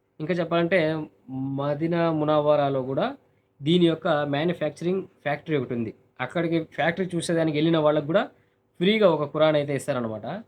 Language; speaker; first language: Telugu; non-native, local second language; Urdu